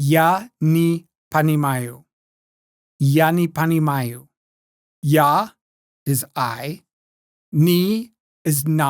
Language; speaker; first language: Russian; non-native, learner; English